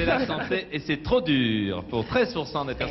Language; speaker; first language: French; native; French